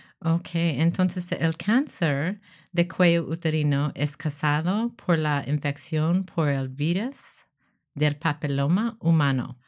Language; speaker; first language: Spanish; non-native, learner; English